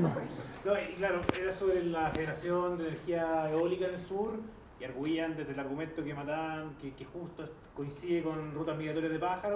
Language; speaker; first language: Spanish; native; Spanish